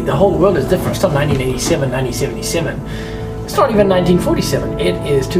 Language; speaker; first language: English; native; English